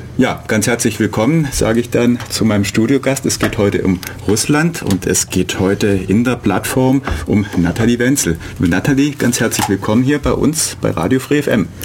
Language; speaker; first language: German; native; German